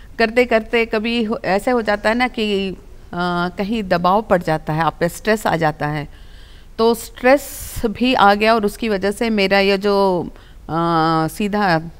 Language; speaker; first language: Hindi; non-native, local second language; Telugu